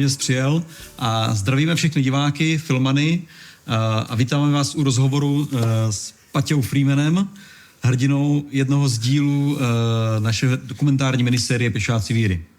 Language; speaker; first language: Czech; native; Czech